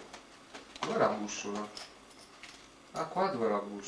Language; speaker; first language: Italian; native; Italian